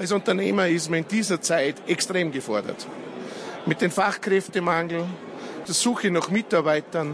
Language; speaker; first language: German; native; German